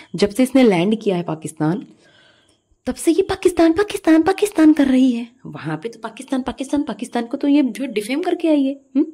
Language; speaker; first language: Hindi; native; Hindi